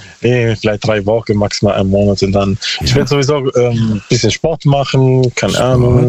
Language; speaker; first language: German; non-native, learner; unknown